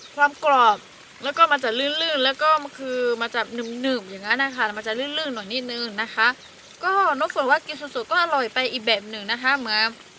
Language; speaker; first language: Thai; non-native, local second language; Lahu